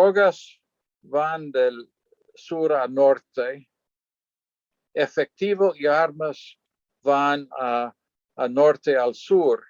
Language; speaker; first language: Spanish; non-native, fluent; English